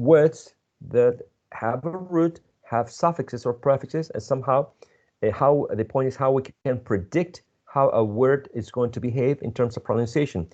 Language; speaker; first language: English; non-native, fluent; Spanish